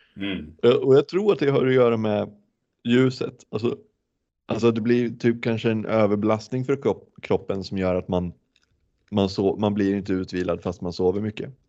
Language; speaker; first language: Swedish; native; Swedish